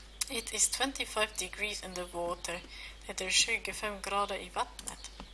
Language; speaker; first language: Swedish; non-native, learner; German